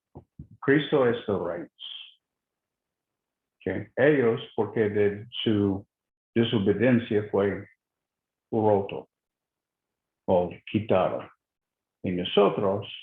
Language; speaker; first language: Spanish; non-native, learner; English